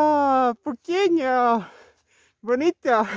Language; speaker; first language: Spanish; non-native, learner; Serbian